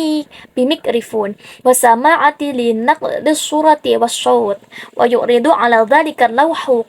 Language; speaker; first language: Arabic; non-native, learner; Indonesian